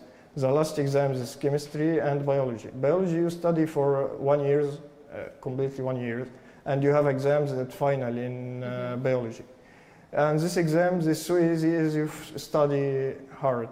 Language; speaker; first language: English; non-native, learner; Arabic